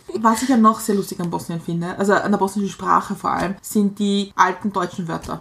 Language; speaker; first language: German; native; German